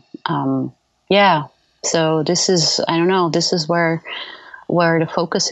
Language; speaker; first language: English; non-native, fluent; Dutch